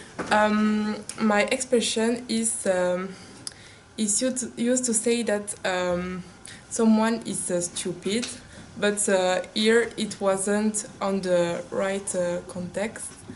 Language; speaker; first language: English; non-native, learner; French